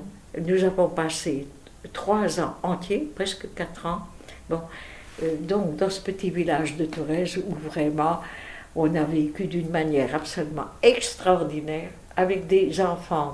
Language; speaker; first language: French; native; French